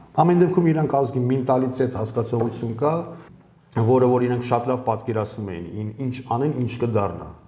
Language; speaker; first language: Armenian; early bilingual, heritage; Armenian